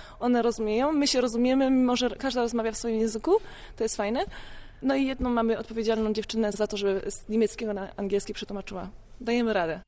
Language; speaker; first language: Polish; native; Polish